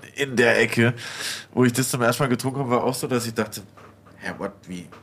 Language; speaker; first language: German; native; German